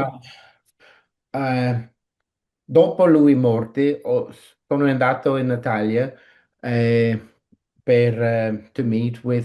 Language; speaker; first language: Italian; non-native, learner; English